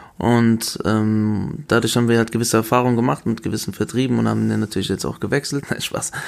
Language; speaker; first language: German; early bilingual, other home language; Spanish